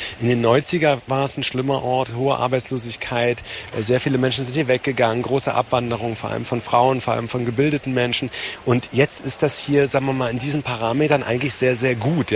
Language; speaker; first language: German; native; German